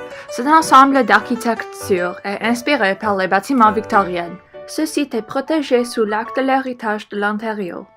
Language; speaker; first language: French; non-native, local second language; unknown